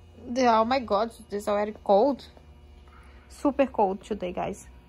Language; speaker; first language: English; non-native, learner; Portuguese